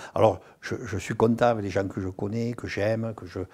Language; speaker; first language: French; native; French